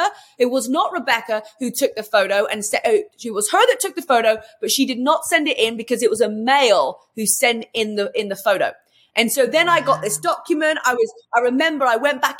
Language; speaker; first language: English; native; English